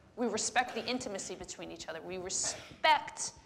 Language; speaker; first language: English; native; English